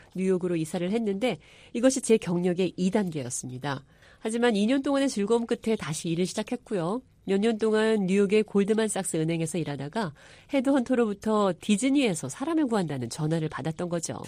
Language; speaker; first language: Korean; early bilingual, heritage; English